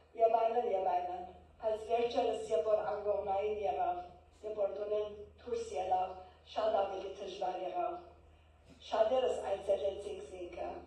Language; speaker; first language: Armenian; early bilingual, heritage; Armenian